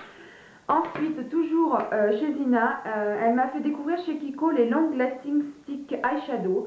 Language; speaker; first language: French; native; French